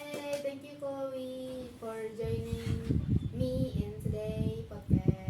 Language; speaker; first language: English; non-native, learner; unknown